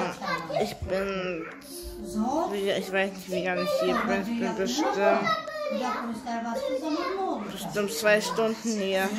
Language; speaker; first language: German; early bilingual, other home language; Turkish